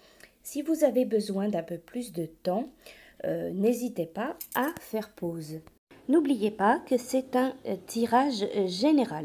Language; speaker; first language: French; native; French